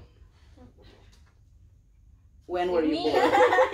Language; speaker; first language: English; non-native, learner; Indonesian